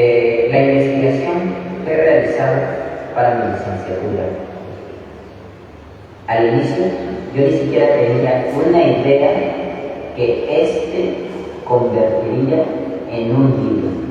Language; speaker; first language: Spanish; non-native, local second language; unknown